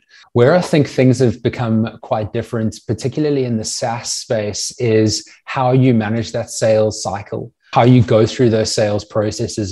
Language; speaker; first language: English; native; English